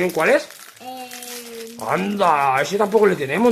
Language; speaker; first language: Spanish; native; Spanish